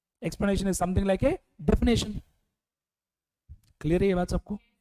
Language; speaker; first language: English; non-native, local second language; Telugu